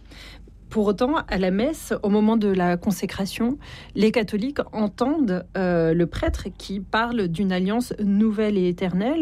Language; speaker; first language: French; native; French